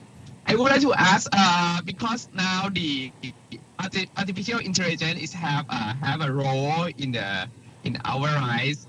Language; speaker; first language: English; non-native, learner; Thai